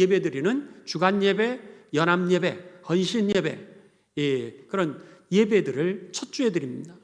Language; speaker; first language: Korean; native; Korean